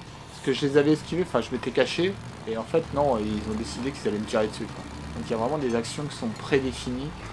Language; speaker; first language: French; native; French